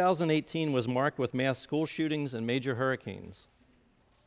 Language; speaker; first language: English; native; English